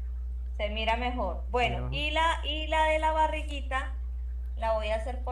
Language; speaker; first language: Spanish; native; Spanish